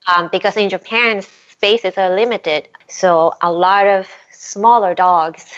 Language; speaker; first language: English; non-native, fluent; Japanese